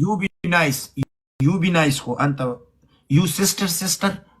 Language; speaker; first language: English; non-native, learner; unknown